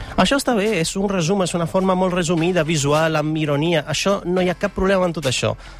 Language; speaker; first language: Catalan; non-native, fluent; Italian